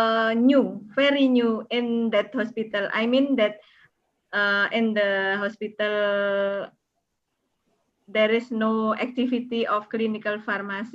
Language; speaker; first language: English; non-native, learner; Indonesian